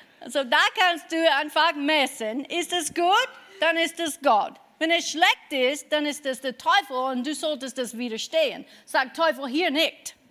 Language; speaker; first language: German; non-native, fluent; English